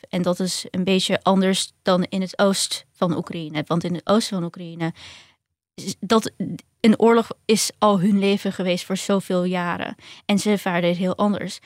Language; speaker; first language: Dutch; early bilingual, other home language; Ukrainian